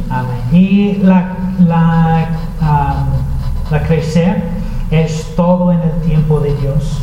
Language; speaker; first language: Spanish; non-native, learner; English